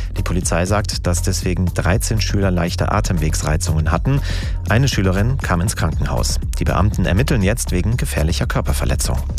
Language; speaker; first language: German; native; German